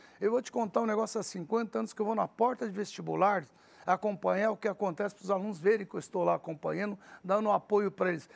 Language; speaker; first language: Portuguese; early bilingual, other home language; Arabic